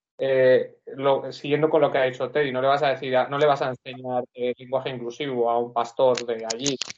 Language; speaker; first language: Spanish; native; Spanish